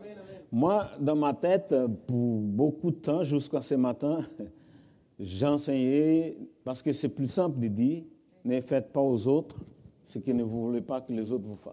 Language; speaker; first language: French; non-native, fluent; Portuguese